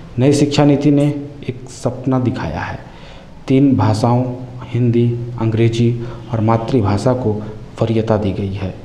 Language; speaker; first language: Hindi; native; Hindi